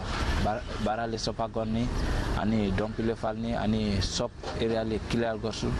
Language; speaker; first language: Nepali; non-native, learner; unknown